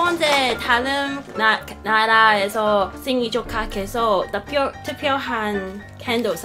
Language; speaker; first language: Korean; non-native, learner; Cantonese